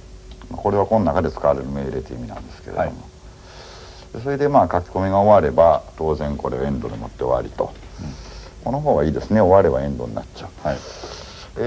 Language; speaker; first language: Japanese; native; Japanese